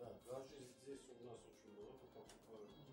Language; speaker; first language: Russian; non-native, fluent; Armenian